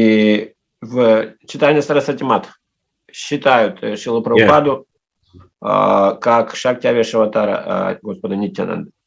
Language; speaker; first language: Russian; native; Russian